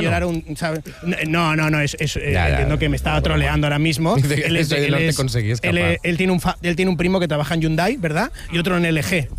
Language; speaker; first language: Spanish; native; Spanish